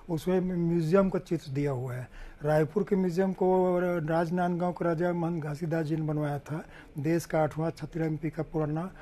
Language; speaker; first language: Hindi; native; Hindi